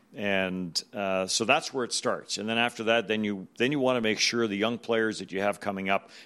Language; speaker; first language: English; native; English